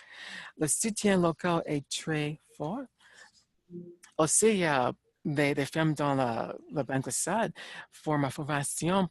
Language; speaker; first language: French; non-native, learner; English